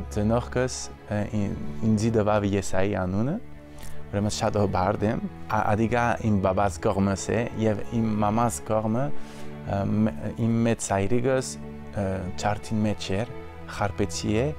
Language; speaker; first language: Armenian; early bilingual, other home language; French